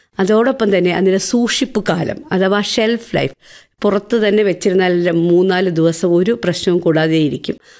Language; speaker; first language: Malayalam; native; Malayalam